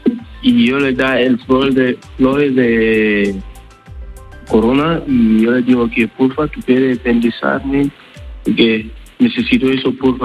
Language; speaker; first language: Spanish; non-native, learner; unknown